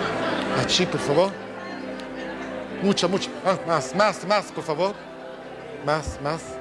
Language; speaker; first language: Spanish; non-native, learner; Italian